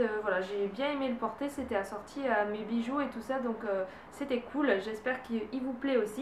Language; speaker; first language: French; native; French